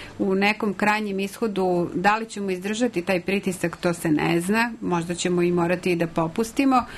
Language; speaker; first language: Serbian; native; Serbian